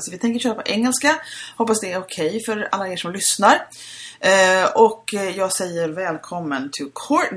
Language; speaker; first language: Swedish; native; Swedish